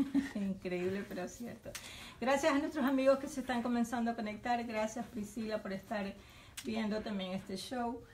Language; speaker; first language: Spanish; native; Spanish